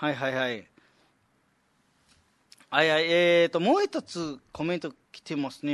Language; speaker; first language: Japanese; native; Japanese